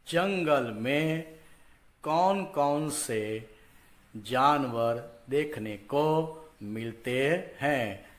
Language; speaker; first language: Hindi; non-native, local second language; Gujarati